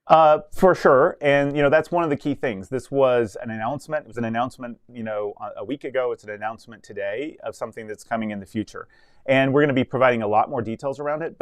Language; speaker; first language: English; native; English